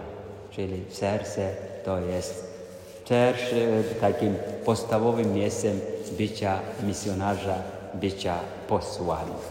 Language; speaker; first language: Polish; non-native, fluent; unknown